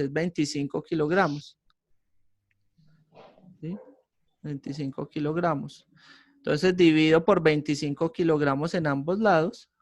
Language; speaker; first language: Spanish; native; Spanish